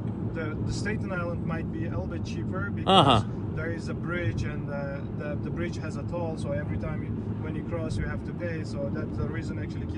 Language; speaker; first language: English; non-native, fluent; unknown